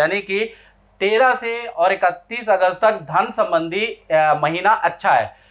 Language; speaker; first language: Hindi; native; Hindi